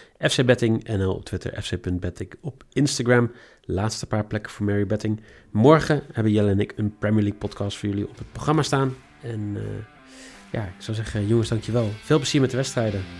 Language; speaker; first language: Dutch; native; Dutch